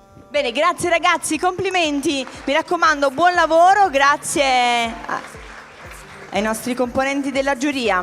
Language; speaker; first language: Italian; native; Italian